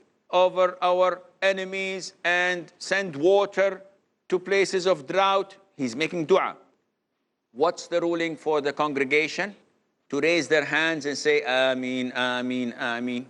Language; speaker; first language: English; non-native, fluent; Arabic